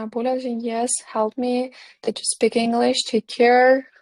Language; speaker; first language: English; non-native, fluent; Uzbek